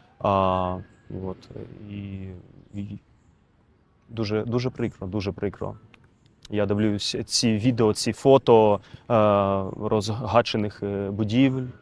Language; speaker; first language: Ukrainian; non-native, local second language; Russian